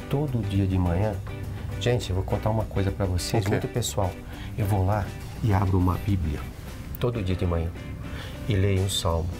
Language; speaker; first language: Portuguese; early bilingual, other home language; Spanish